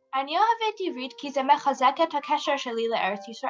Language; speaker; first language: Hebrew; non-native, learner; English